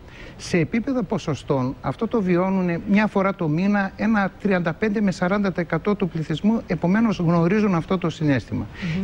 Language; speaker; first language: Greek; native; Greek